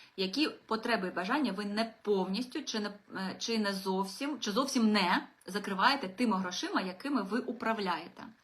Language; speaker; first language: Ukrainian; non-native, local second language; Russian